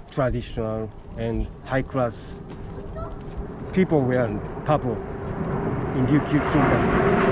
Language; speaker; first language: English; non-native, learner; Japanese